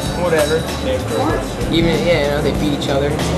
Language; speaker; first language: English; native; English